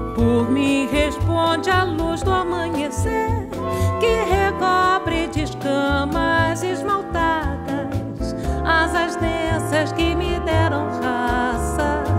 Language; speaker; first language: Portuguese; native; Portuguese